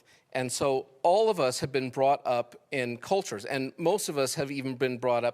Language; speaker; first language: English; native; English